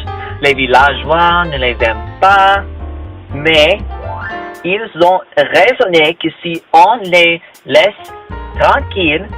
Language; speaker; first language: French; non-native, learner; English